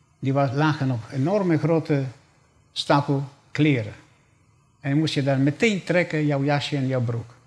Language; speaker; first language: Dutch; non-native, fluent; Polish